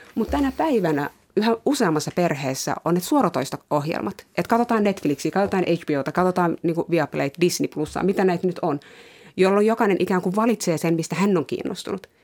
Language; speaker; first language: Finnish; early bilingual, other home language; Somali